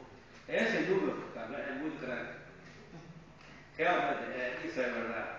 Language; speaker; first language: Portuguese; non-native, fluent; Chinese